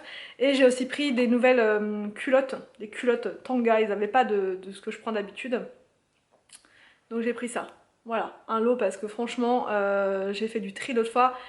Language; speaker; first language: French; native; French